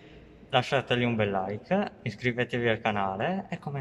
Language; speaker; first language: Italian; native; Italian